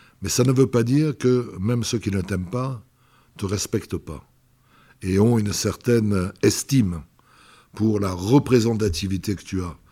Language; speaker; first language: French; native; French